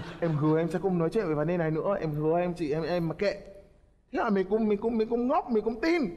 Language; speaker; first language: Vietnamese; non-native, fluent; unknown